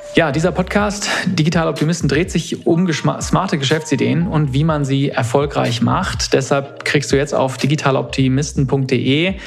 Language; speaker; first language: German; native; German